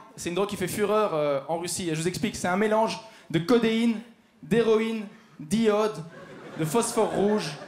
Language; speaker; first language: French; native; French